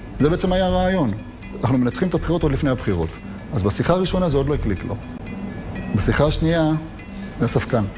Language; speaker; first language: Hebrew; native; Hebrew